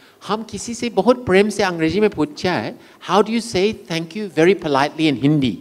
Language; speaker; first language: Hindi; non-native, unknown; English